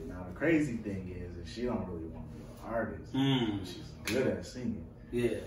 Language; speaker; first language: English; native; English